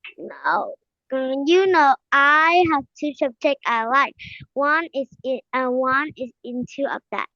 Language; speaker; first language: English; non-native, learner; Vietnamese